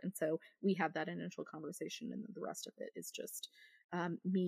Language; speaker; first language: English; native; English